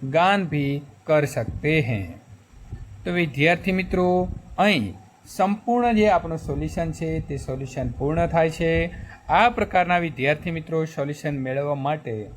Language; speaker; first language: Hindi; non-native, local second language; Gujarati